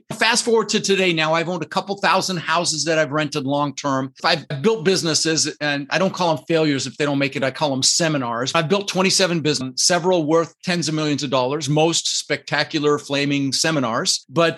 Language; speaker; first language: English; early bilingual, other home language; Dutch